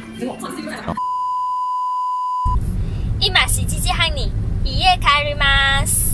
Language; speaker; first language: Japanese; non-native, learner; Chinese